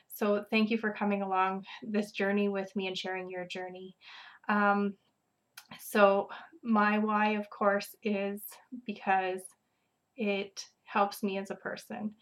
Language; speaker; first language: English; native; English